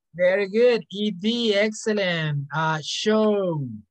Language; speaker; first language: English; non-native, fluent; Spanish